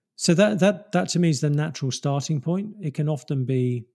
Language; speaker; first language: English; native; English